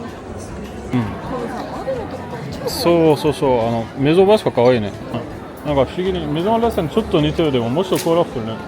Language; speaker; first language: Japanese; non-native, fluent; French